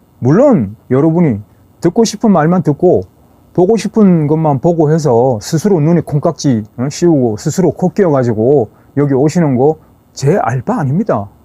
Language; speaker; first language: Korean; native; Korean